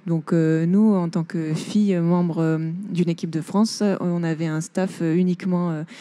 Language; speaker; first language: French; native; French